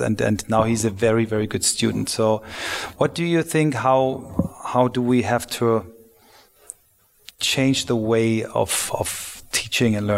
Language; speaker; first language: English; non-native, fluent; German